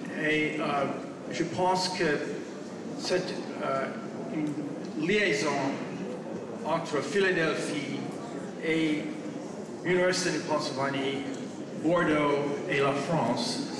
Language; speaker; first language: French; non-native, fluent; English